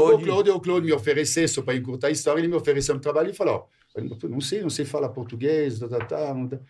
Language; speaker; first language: Portuguese; non-native, fluent; French